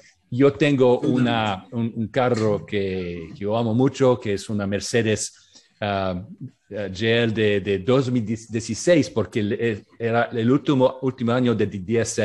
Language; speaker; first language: Spanish; non-native, learner; English